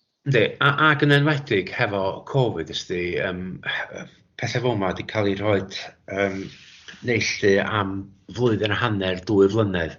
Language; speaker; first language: Welsh; native; Welsh